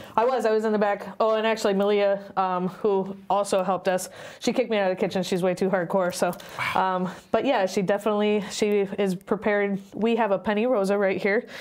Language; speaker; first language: English; native; English